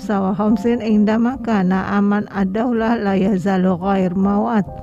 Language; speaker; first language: Arabic; non-native, fluent; Indonesian